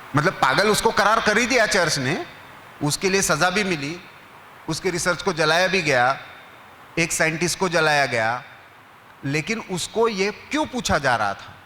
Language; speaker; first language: Hindi; non-native, local second language; Marathi